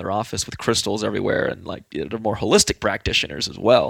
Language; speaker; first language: English; native; English